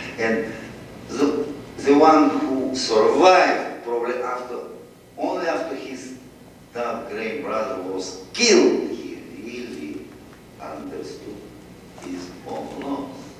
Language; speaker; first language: English; non-native, fluent; Russian